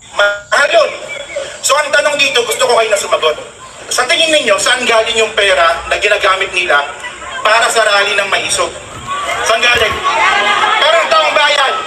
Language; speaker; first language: Filipino; non-native, local second language; Hiligaynon